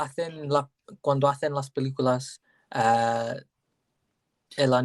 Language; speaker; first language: Spanish; non-native, learner; English